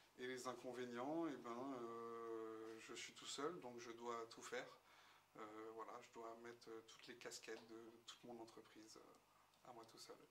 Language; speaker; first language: French; native; French